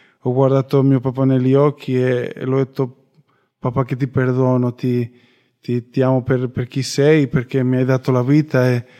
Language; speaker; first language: Italian; non-native, fluent; Spanish